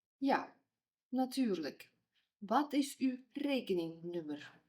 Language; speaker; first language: Dutch; non-native, fluent; Ukrainian